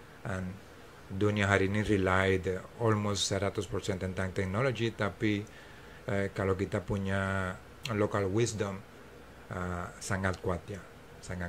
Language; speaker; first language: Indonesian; non-native, fluent; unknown